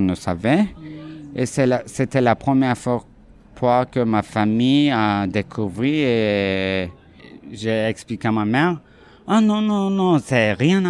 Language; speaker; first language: French; non-native, fluent; Turkish